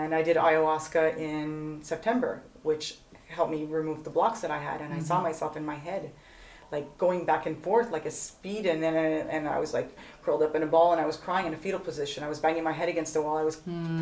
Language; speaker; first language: English; native; English